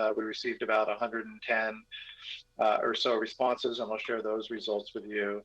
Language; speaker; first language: English; native; English